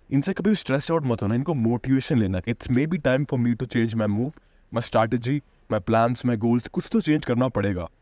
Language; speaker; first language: Hindi; native; Hindi